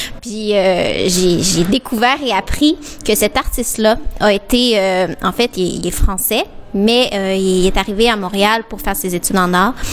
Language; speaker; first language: French; native; French